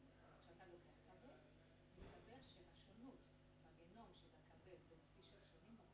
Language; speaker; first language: Hebrew; native; Hebrew